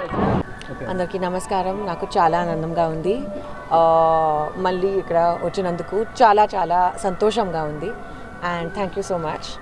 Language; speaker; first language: Telugu; non-native, learner; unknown